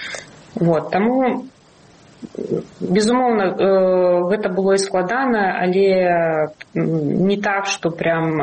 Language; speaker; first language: Belarusian; non-native, local second language; Russian